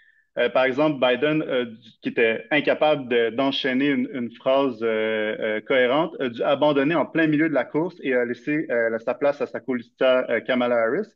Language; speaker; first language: French; native; French